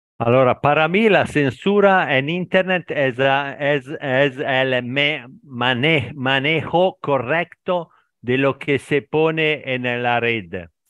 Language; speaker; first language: Spanish; non-native, learner; Italian